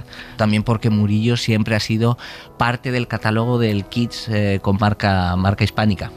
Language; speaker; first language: Spanish; native; Spanish